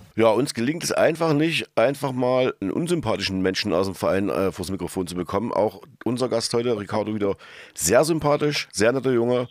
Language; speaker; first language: German; native; German